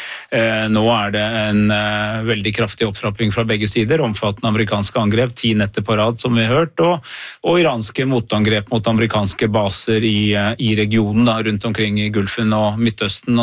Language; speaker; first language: Norwegian; native; Norwegian